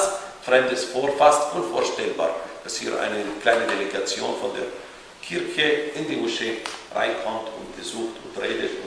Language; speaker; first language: German; non-native, fluent; Arabic